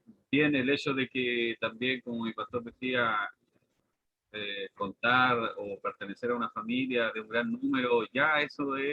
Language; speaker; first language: Spanish; native; Spanish